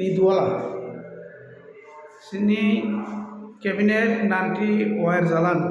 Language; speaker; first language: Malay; non-native, learner; Bangla